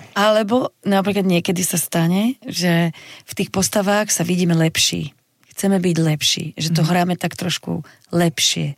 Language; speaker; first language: Slovak; non-native, local second language; Hungarian